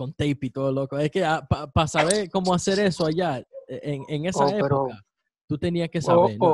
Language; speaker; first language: Spanish; early bilingual, heritage; Spanish